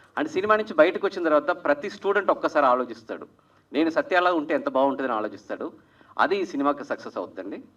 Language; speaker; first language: Telugu; native; Telugu